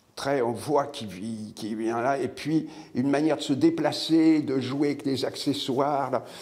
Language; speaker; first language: French; native; French